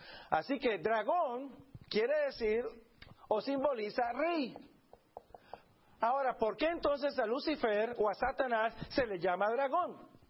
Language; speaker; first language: Spanish; native; Spanish